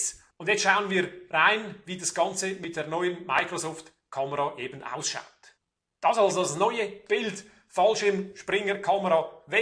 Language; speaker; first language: German; native; German